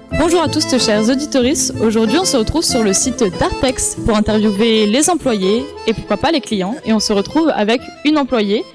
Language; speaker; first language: French; native; French